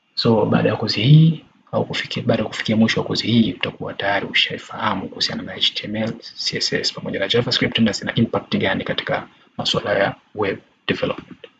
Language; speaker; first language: Swahili; native; Swahili